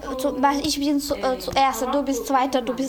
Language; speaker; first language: German; non-native, learner; Chinese